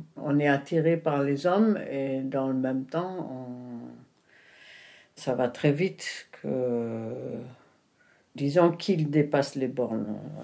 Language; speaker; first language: French; non-native, fluent; German